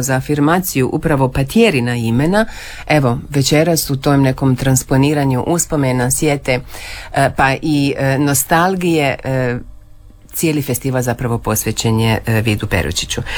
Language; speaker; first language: Serbian; native; Serbian